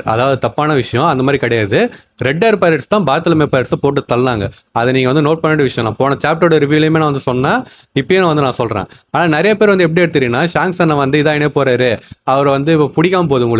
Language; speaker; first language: Tamil; native; Tamil